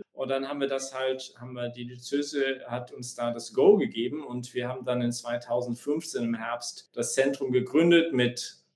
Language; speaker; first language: German; non-native, fluent; English